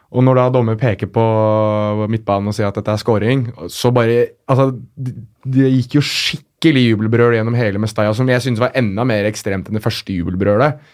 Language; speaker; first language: Norwegian; early bilingual, other home language; Arabic